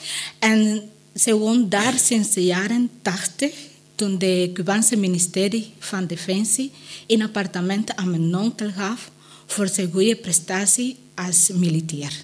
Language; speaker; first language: Dutch; non-native, learner; Spanish